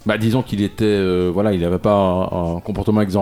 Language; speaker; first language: French; native; French